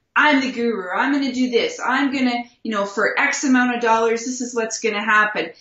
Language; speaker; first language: English; native; English